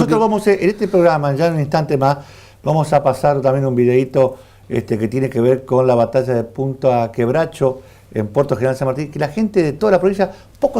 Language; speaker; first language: Spanish; native; Spanish